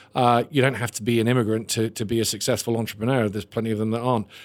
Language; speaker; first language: English; native; English